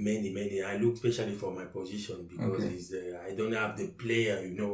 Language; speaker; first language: English; non-native, learner; French